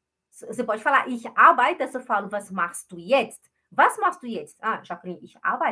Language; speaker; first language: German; non-native, fluent; Portuguese